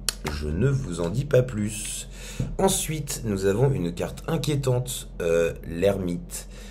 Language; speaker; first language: French; native; French